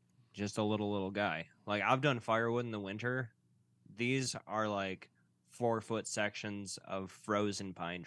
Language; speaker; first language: English; native; English